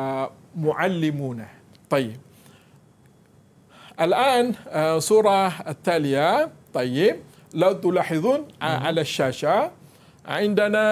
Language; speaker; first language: Arabic; non-native, fluent; Malay